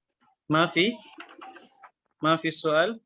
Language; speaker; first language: Arabic; non-native, fluent; Indonesian